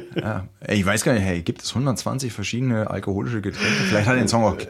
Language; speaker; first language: German; native; German